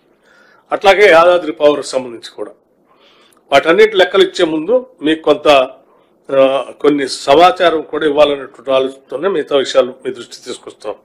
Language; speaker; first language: Telugu; native; Telugu